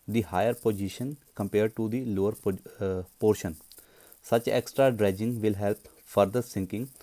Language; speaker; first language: English; non-native, local second language; Punjabi